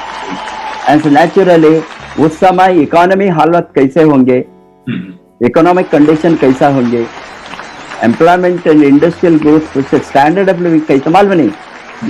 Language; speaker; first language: Hindi; non-native, local second language; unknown